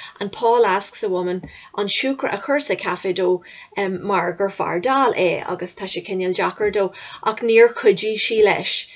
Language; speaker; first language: Irish; native; Irish